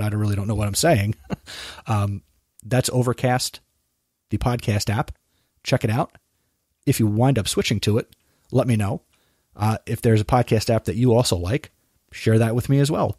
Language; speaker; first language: English; native; English